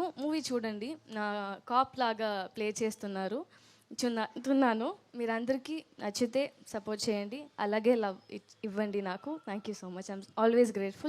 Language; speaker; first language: Telugu; non-native, learner; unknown